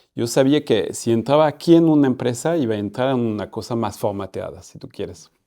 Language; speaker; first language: Spanish; non-native, fluent; French